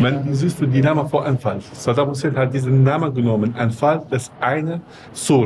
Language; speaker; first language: German; non-native, learner; Central Kurdish